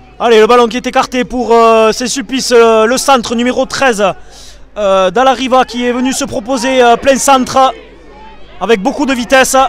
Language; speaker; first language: French; native; French